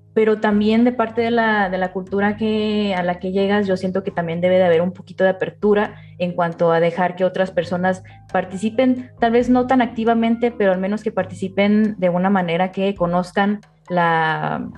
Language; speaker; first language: Spanish; native; Spanish